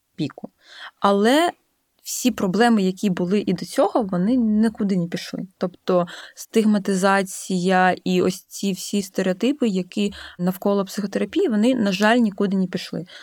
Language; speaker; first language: Ukrainian; native; Ukrainian